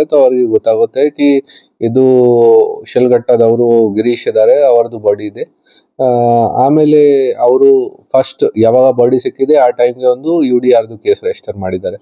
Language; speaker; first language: Kannada; non-native, local second language; Hindi